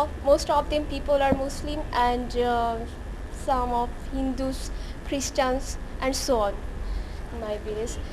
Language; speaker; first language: English; non-native, learner; Bangla